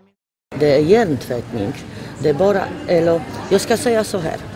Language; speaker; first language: Swedish; non-native, fluent; Polish